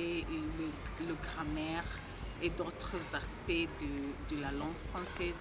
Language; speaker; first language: French; non-native, learner; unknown